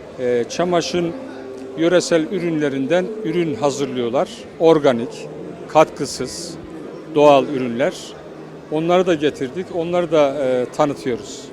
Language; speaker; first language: Turkish; native; Turkish